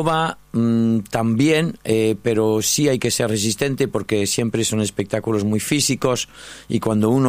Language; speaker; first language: Spanish; non-native, fluent; French